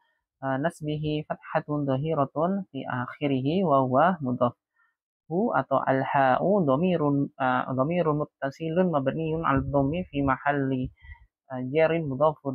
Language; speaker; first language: Arabic; non-native, fluent; Indonesian